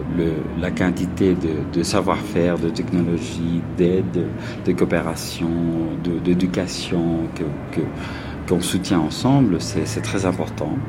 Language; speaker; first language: French; non-native, fluent; Spanish